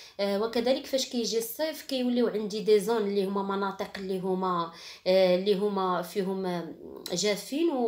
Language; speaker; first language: Arabic; native; Arabic